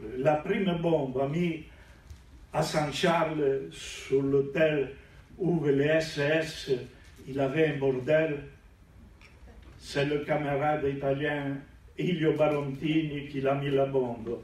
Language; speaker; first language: French; non-native, learner; Italian